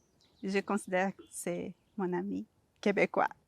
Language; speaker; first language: French; non-native, learner; Portuguese